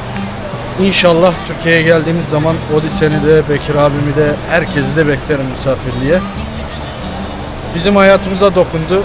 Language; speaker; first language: Turkish; native; Turkish